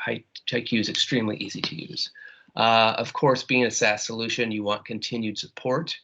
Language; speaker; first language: English; native; English